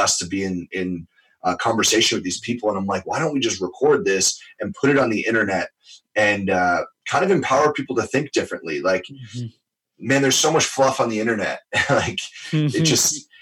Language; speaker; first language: English; native; English